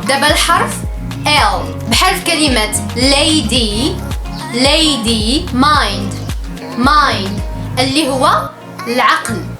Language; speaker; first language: Arabic; native; Arabic